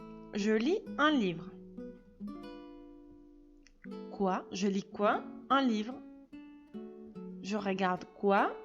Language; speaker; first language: French; non-native, fluent; Spanish